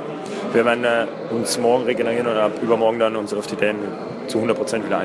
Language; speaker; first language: German; native; German